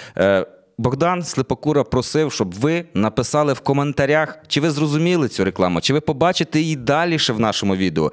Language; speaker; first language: Ukrainian; native; Ukrainian